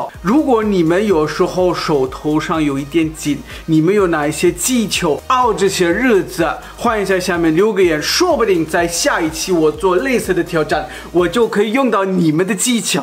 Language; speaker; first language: Chinese; non-native, fluent; German